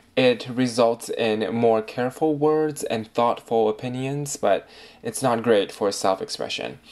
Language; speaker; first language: English; non-native, fluent; Chinese